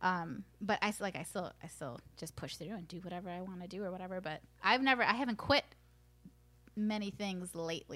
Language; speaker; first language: English; early bilingual, other home language; Spanish